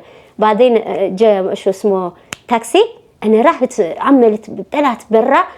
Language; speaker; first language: Arabic; non-native, learner; Amharic